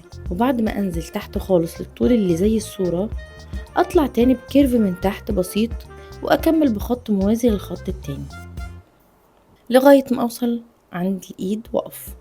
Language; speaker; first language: Arabic; native; Arabic